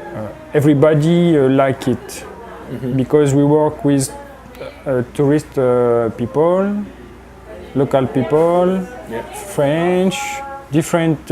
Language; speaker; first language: English; non-native, learner; French